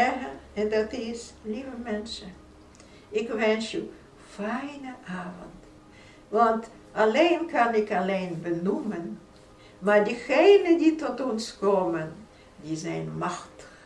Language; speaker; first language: Dutch; non-native, fluent; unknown